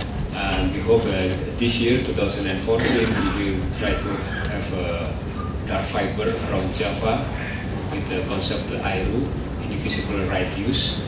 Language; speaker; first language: English; non-native, learner; Indonesian